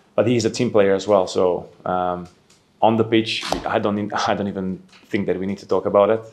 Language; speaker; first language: English; non-native, fluent; Slovak